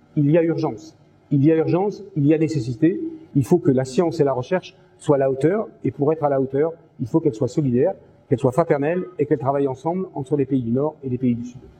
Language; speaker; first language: French; native; French